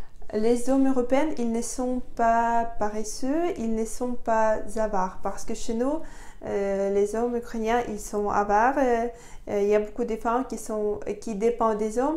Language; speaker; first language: French; non-native, fluent; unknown